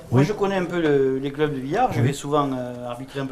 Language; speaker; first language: French; native; French